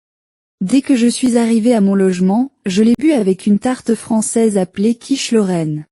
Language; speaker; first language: French; non-native, learner; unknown